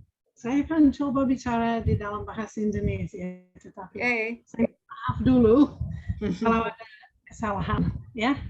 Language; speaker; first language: Indonesian; non-native, fluent; English